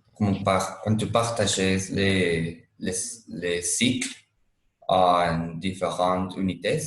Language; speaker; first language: French; non-native, learner; Spanish